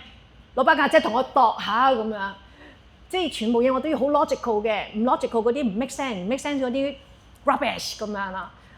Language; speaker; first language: Cantonese; native; Cantonese